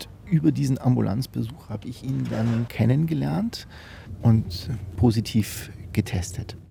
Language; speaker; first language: German; native; German